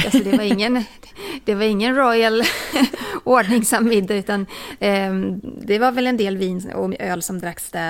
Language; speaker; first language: Swedish; native; Swedish